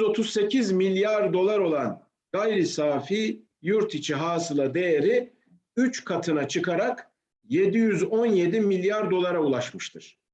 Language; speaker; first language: Turkish; native; Turkish